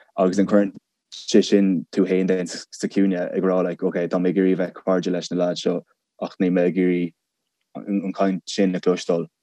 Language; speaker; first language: Irish; non-native, local second language; English